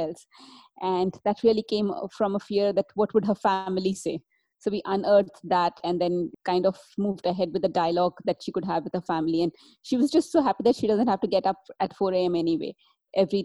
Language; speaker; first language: English; non-native, local second language; Hindi